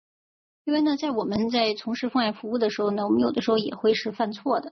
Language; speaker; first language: Chinese; native; Chinese